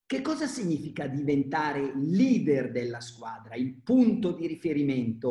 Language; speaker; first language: Italian; native; Italian